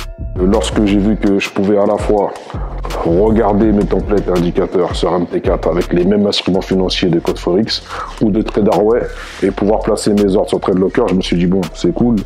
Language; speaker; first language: French; native; French